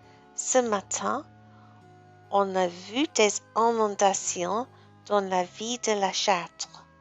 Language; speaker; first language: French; non-native, learner; English